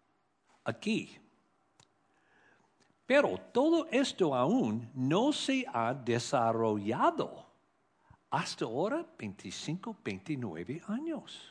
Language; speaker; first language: Spanish; non-native, learner; English